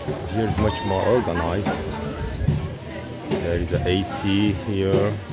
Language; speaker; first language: English; non-native, fluent; Portuguese